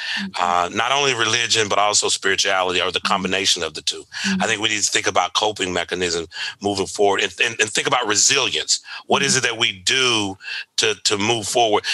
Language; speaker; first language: English; native; English